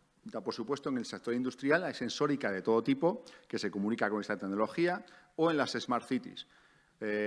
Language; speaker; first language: Spanish; native; Spanish